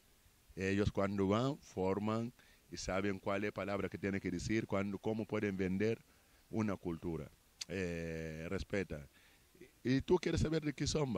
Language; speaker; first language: Spanish; non-native, fluent; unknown